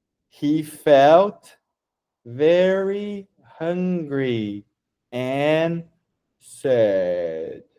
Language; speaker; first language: English; non-native, fluent; Portuguese